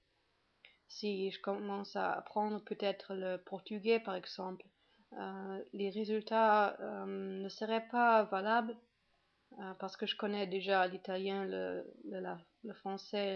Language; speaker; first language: French; non-native, fluent; German